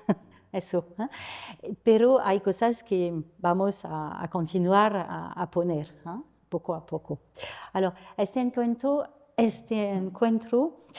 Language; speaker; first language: Spanish; non-native, learner; French